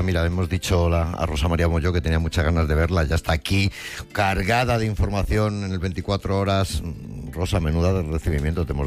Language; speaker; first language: Spanish; native; Spanish